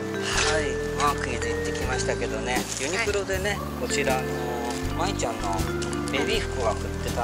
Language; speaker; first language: Japanese; native; Japanese